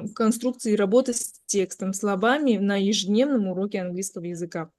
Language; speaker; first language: Russian; non-native, local second language; Kazakh